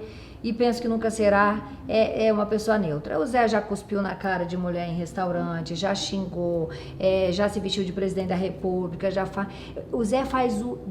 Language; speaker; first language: Portuguese; native; Portuguese